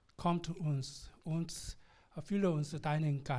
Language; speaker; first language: German; non-native, learner; Korean